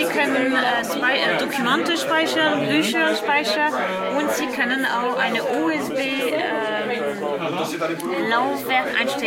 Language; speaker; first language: German; non-native, learner; French